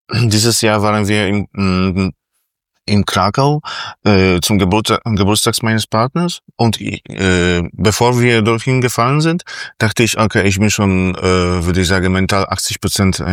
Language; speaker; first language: German; non-native, fluent; Polish